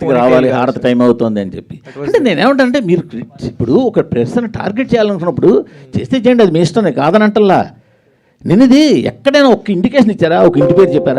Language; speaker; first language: Telugu; native; Telugu